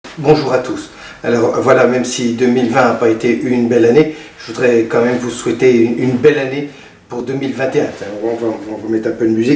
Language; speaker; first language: French; native; French